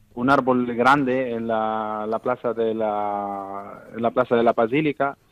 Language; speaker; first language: Spanish; non-native, learner; Arabic